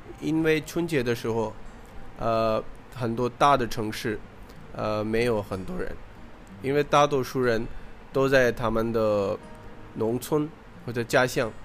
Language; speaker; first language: Chinese; non-native, fluent; Urdu